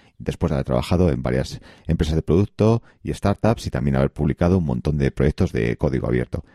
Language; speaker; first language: Spanish; native; Spanish